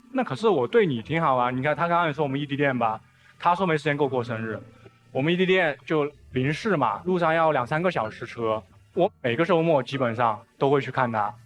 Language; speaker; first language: Chinese; native; Chinese